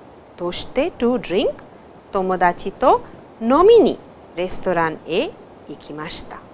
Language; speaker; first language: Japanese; non-native, fluent; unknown